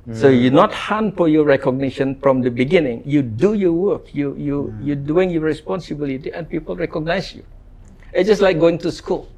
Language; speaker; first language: English; non-native, fluent; Indonesian